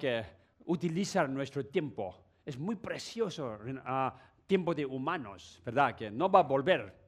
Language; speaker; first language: Spanish; non-native, learner; Tibetan